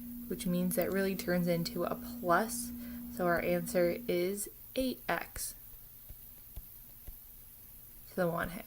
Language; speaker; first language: English; native; English